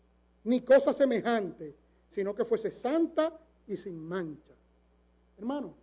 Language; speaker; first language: Spanish; native; Spanish